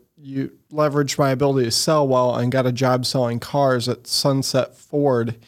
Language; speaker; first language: English; native; English